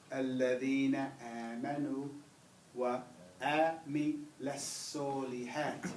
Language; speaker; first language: Arabic; non-native, fluent; English